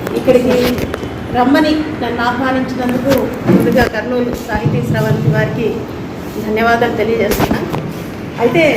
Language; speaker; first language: Telugu; native; Telugu